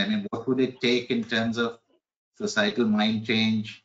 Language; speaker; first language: English; non-native, local second language; Hindi